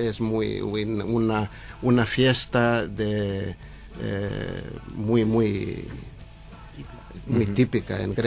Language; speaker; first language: Spanish; non-native, learner; Greek